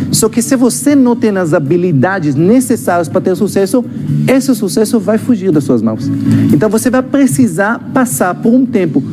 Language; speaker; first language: Portuguese; non-native, fluent; Hebrew